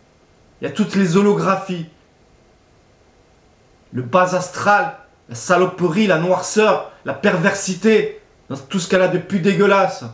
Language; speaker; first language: French; native; French